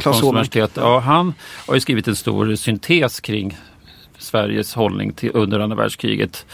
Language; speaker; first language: Swedish; native; Swedish